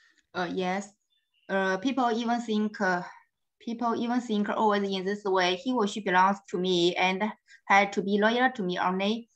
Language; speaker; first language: English; non-native, learner; Chinese